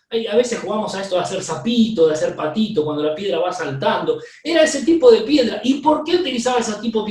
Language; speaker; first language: Spanish; native; Spanish